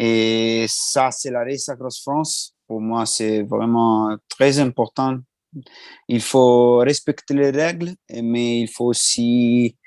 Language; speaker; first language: French; non-native, learner; Italian